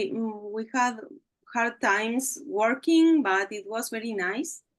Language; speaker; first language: English; non-native, learner; Spanish